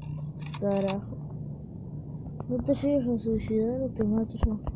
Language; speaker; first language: Spanish; native; Spanish